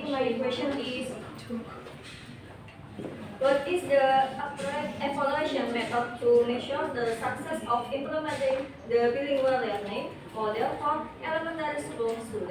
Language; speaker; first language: English; non-native, learner; Indonesian